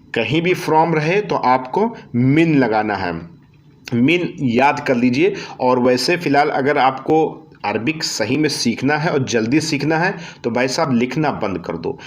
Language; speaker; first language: Hindi; native; Hindi